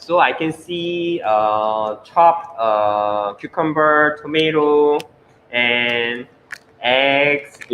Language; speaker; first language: English; non-native, learner; Korean